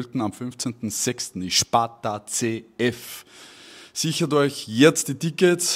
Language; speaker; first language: German; native; German